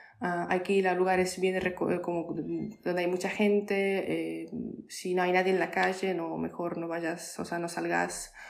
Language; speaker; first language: Spanish; non-native, fluent; Polish